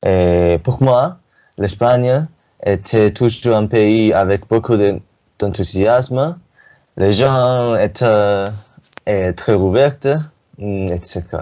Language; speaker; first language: French; non-native, learner; Chinese